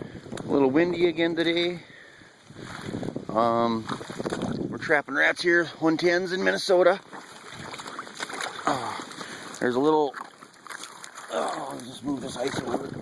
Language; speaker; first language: English; native; English